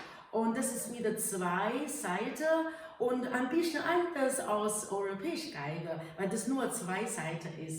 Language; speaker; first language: German; non-native, learner; Chinese